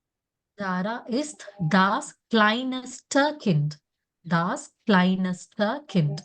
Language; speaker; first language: German; non-native, learner; Malayalam